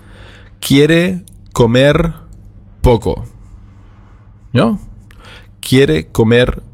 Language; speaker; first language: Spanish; non-native, fluent; German